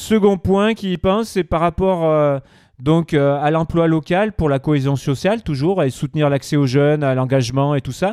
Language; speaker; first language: French; native; French